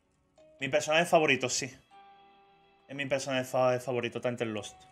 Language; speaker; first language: Spanish; native; Spanish